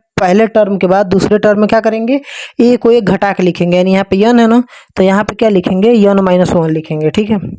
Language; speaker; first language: Hindi; native; Hindi